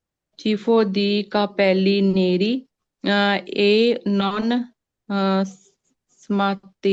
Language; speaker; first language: Italian; non-native, learner; Punjabi